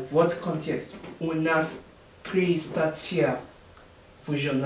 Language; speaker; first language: Russian; non-native, learner; English